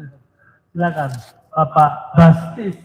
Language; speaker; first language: Indonesian; native; Indonesian